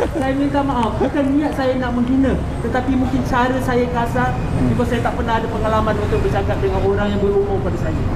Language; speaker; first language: Malay; native; Malay